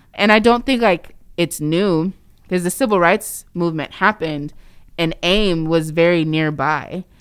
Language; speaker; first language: English; native; English